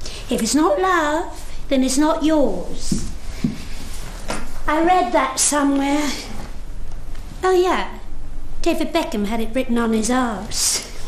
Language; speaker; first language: English; native; English